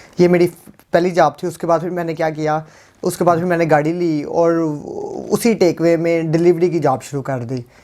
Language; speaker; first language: Urdu; non-native, local second language; Punjabi